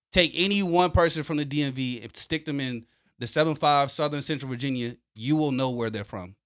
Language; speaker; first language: English; native; English